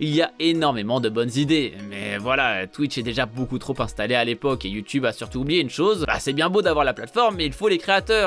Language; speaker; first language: French; native; French